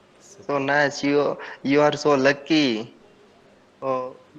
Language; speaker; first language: English; non-native, learner; Hindi